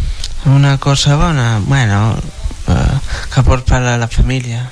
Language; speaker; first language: Catalan; non-native, local second language; Spanish